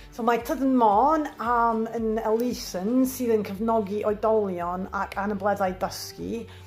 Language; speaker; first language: Welsh; non-native, learner; English